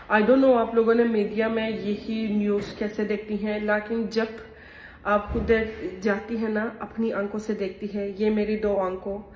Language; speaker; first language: Hindi; non-native, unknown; Turkish